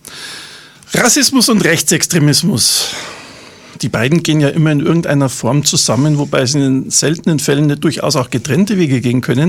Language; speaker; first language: German; native; German